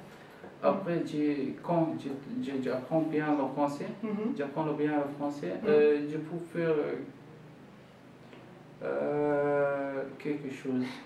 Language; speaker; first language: French; non-native, learner; Arabic